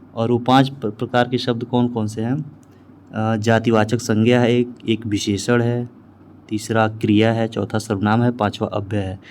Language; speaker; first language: Hindi; native; Hindi